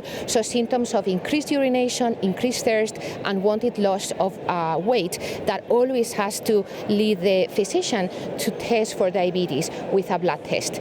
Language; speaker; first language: English; non-native, fluent; Spanish